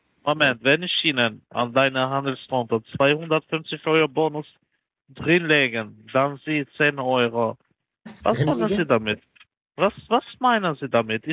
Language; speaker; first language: German; non-native, learner; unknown